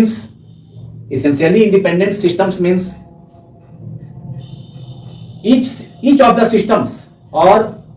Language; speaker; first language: English; non-native, local second language; Hindi